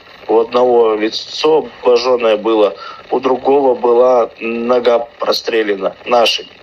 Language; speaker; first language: Russian; native; Russian